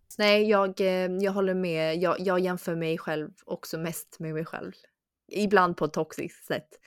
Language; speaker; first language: Swedish; early bilingual, other home language; Chinese